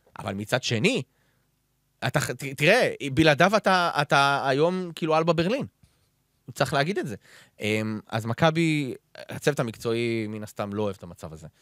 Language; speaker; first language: Hebrew; native; Hebrew